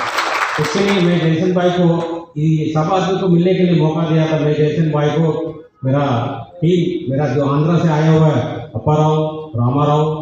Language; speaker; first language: Hindi; non-native, local second language; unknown